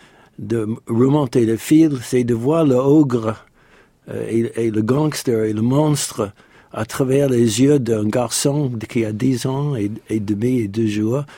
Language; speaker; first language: French; non-native, fluent; English